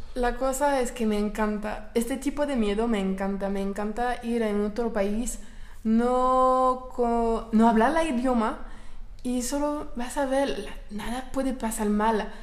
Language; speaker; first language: Spanish; non-native, learner; French